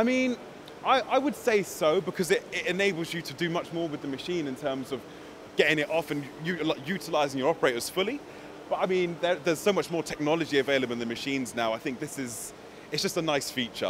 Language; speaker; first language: English; native; English